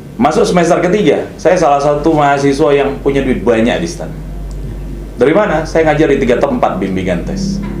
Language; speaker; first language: Indonesian; non-native, local second language; Minangkabau